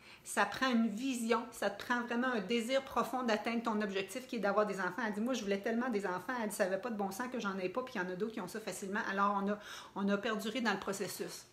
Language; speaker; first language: French; native; French